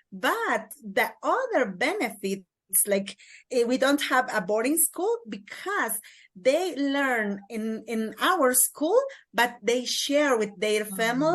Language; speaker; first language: English; non-native, learner; Kaqchikel